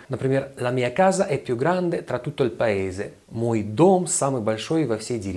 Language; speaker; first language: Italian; non-native, fluent; Russian